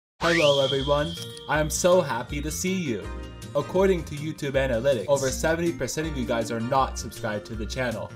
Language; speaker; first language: English; native; English